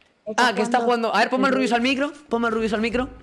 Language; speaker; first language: Spanish; native; Spanish